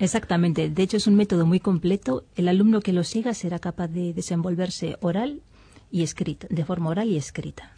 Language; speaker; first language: Spanish; native; Spanish